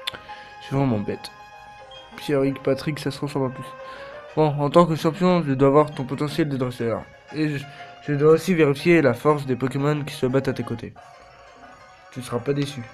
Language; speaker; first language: French; native; French